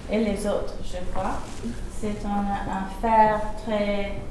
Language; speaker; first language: French; early bilingual, heritage; English